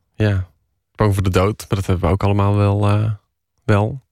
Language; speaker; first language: Dutch; native; Dutch